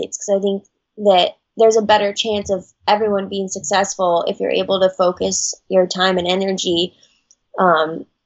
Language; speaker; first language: English; native; English